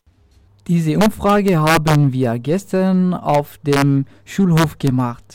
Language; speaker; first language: German; non-native, local second language; Arabic